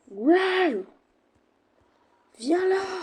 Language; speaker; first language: French; native; French